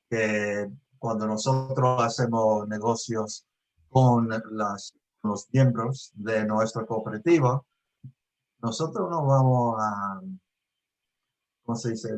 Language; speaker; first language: Spanish; early bilingual, heritage; Spanish